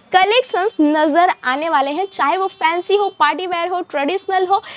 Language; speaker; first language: Hindi; native; Hindi